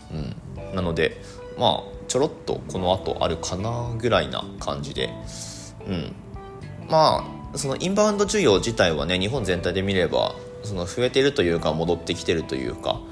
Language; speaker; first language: Japanese; native; Japanese